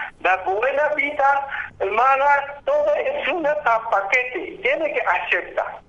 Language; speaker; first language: Spanish; non-native, learner; Chinese